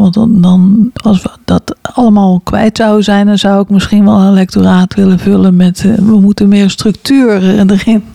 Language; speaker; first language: Dutch; native; Dutch